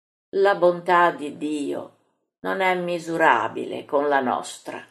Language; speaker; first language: Italian; native; Italian